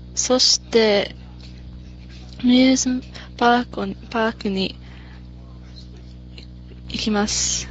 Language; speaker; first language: Japanese; non-native, learner; English